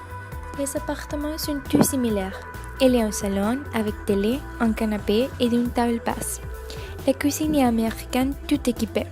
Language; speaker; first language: French; non-native, learner; Spanish